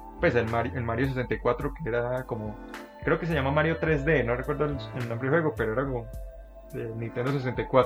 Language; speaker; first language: Spanish; native; Spanish